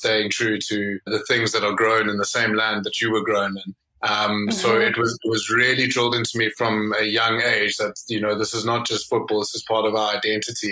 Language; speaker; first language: English; native; English